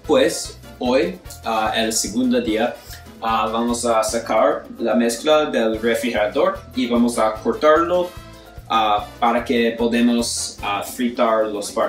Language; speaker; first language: Spanish; non-native, learner; English